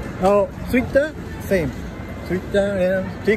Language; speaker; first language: English; non-native, learner; Japanese